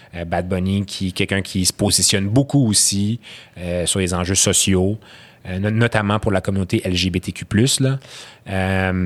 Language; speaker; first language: French; early bilingual, other home language; Arabic